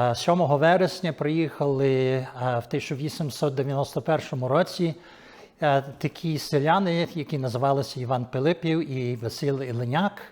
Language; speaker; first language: Ukrainian; early bilingual, heritage; Ukrainian